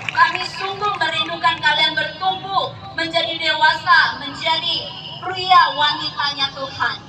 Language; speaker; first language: Indonesian; native; Indonesian